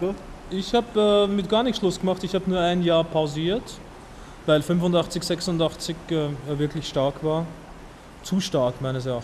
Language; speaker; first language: German; native; German